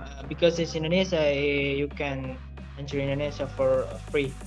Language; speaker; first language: English; non-native, learner; Indonesian